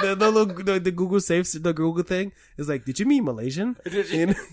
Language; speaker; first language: English; native; English